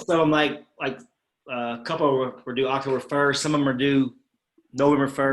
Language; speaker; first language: English; native; English